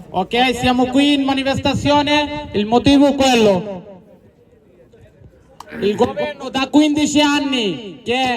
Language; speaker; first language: Italian; non-native, learner; Bangla